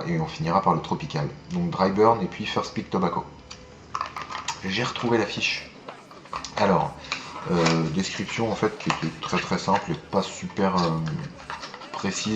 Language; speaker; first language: French; native; French